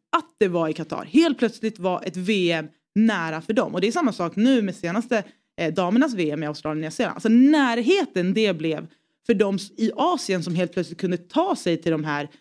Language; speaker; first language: Swedish; early bilingual, other home language; Persian